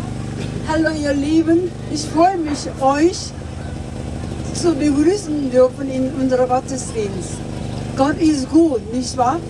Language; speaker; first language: German; non-native, fluent; Korean